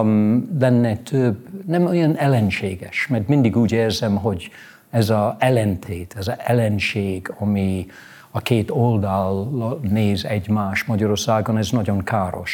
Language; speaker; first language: Hungarian; non-native, fluent; English